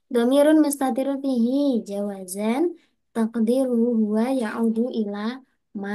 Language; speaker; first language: Arabic; non-native, fluent; Indonesian